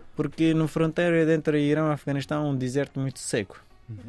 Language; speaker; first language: Portuguese; non-native, fluent; Persian